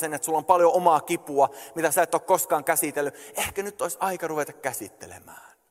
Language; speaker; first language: Finnish; early bilingual, heritage; Finnish